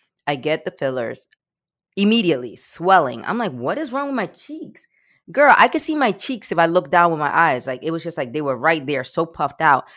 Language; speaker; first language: English; early bilingual, other home language; Spanish